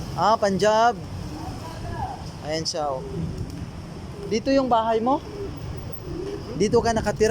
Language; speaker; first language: Filipino; non-native, local second language; Cebuano